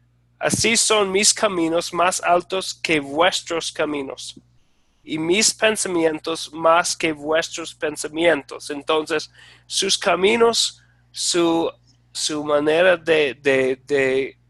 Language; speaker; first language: Spanish; non-native, fluent; English